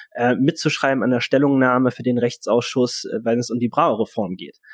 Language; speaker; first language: German; native; German